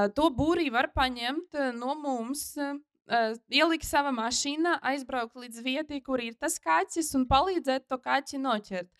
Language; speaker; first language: Latvian; non-native, local second language; Russian